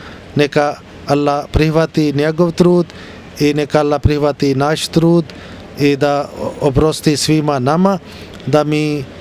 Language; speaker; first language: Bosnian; non-native, learner; Urdu